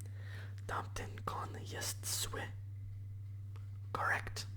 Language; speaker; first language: Polish; non-native, learner; English